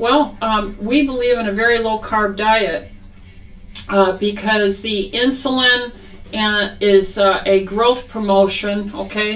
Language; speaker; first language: English; native; English